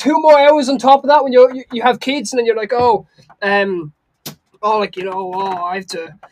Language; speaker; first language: English; native; English